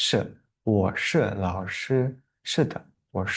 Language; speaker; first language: Chinese; non-native, fluent; Uzbek